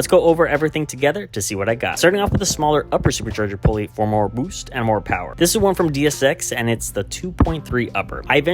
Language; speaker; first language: English; native; English